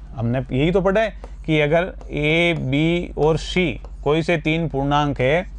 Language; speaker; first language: Hindi; native; Hindi